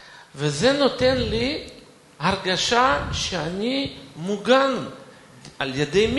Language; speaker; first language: Hebrew; non-native, fluent; Russian